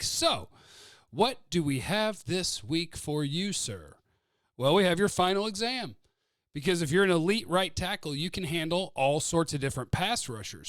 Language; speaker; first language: English; native; English